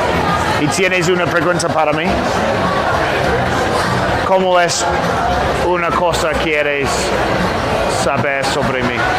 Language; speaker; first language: Spanish; non-native, learner; English